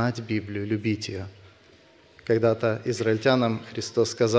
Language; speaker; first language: Russian; native; Russian